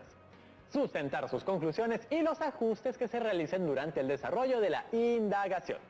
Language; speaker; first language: Spanish; native; Spanish